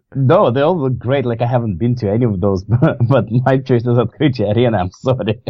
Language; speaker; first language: English; non-native, fluent; Russian